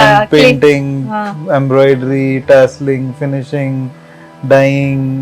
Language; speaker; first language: Telugu; non-native, local second language; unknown